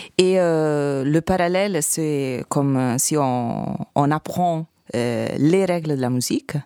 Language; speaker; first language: French; non-native, fluent; Italian